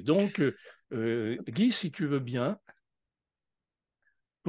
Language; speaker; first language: French; native; French